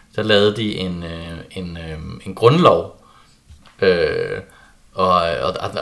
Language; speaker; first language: Danish; native; Danish